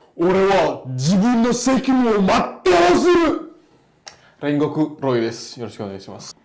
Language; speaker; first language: Japanese; non-native, fluent; Indonesian